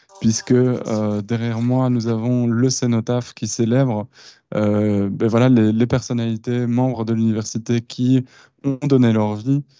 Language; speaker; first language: French; native; French